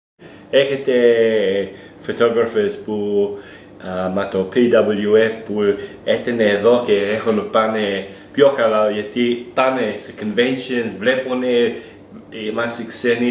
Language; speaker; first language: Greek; non-native, learner; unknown